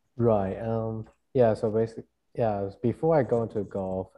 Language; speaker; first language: English; non-native, fluent; Chinese